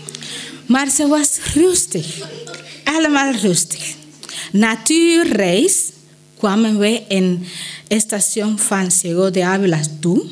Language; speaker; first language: Dutch; non-native, learner; Spanish